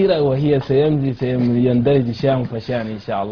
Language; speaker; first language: Arabic; non-native, fluent; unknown